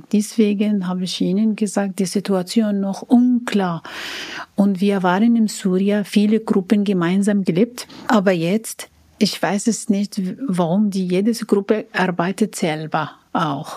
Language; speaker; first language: German; non-native, learner; Arabic